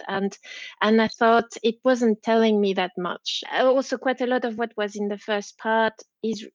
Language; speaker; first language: English; non-native, fluent; French